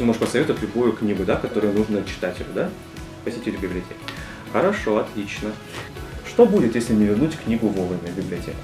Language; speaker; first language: Russian; native; Russian